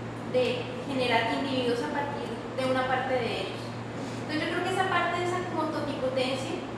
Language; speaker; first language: Spanish; non-native, fluent; Portuguese